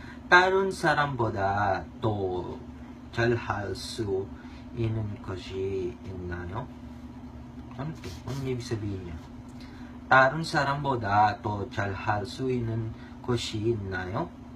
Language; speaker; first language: Korean; non-native, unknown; Filipino